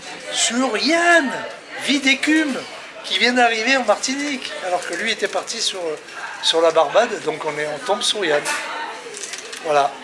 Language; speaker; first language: French; native; French